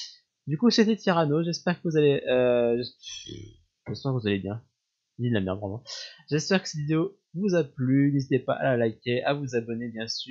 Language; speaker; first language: French; native; French